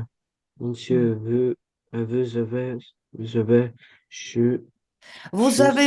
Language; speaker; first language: French; non-native, learner; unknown